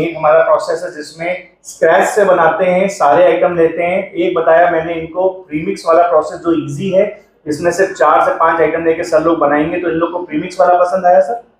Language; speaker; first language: Hindi; native; Hindi